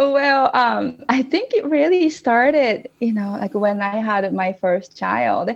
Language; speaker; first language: English; non-native, fluent; Japanese